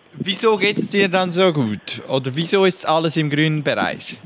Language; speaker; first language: German; native; German